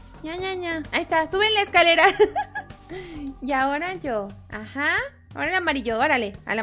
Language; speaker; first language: Spanish; native; Spanish